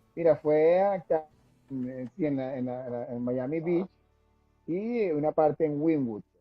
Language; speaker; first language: Spanish; native; Spanish